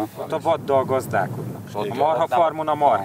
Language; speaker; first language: Hungarian; native; Hungarian